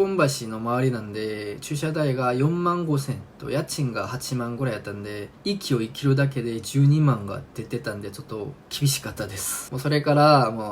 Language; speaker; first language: Japanese; non-native, fluent; Korean